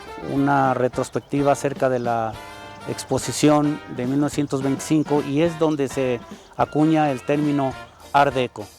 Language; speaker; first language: Spanish; native; Spanish